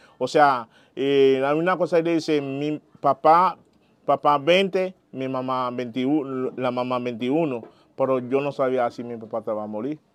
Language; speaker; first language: Spanish; non-native, learner; Haitian Creole